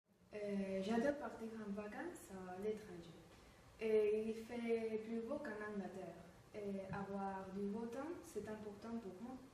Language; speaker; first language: French; non-native, learner; Spanish